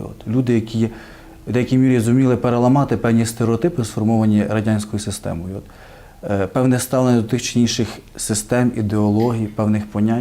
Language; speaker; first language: Ukrainian; native; Ukrainian